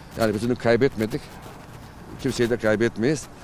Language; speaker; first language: Turkish; native; Turkish